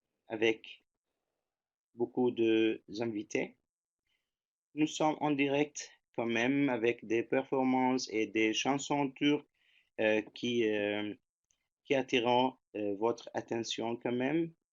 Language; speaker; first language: French; non-native, fluent; Turkish